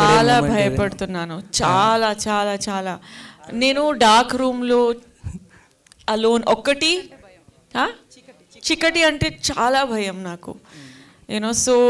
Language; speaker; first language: Telugu; non-native, learner; Hindi